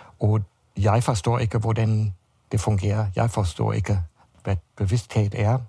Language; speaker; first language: Danish; non-native, fluent; German